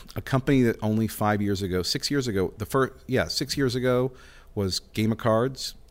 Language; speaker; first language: English; native; English